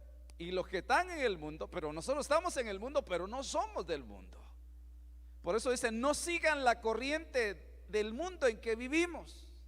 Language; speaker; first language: Spanish; native; Spanish